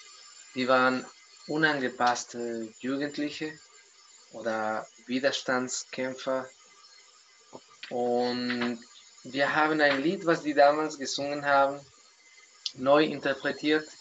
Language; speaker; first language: German; non-native, fluent; Spanish